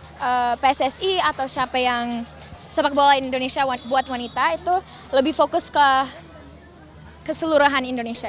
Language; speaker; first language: Indonesian; early bilingual, other home language; English